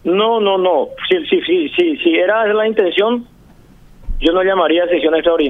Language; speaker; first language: Spanish; native; Spanish